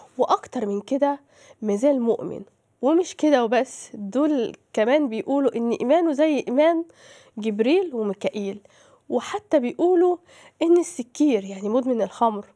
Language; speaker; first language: Arabic; native; Arabic